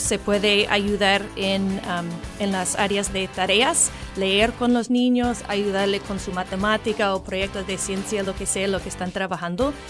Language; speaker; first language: Spanish; non-native, fluent; English